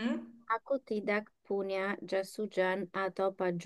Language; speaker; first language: Indonesian; non-native, learner; English